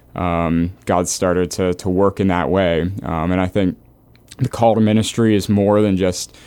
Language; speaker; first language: English; native; English